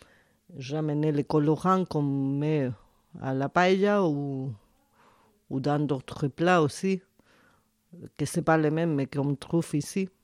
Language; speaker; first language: French; non-native, fluent; Spanish